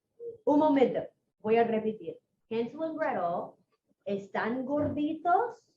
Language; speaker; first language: Spanish; non-native, fluent; English